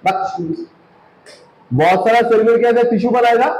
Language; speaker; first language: Hindi; non-native, local second language; Bangla